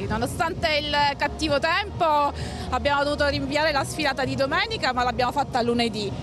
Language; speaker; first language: Italian; native; Italian